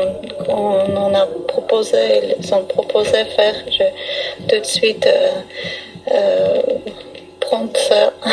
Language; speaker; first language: French; non-native, learner; Armenian